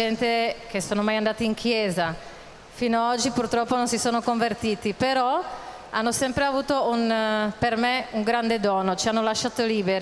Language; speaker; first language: Italian; non-native, fluent; Czech